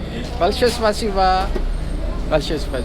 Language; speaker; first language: Russian; non-native, learner; Urdu